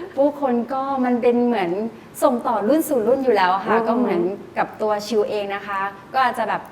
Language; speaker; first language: Thai; native; Thai